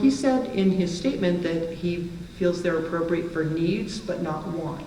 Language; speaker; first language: English; native; English